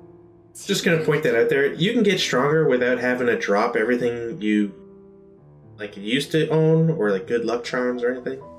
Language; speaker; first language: English; native; English